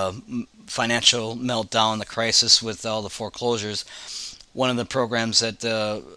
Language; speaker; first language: English; native; English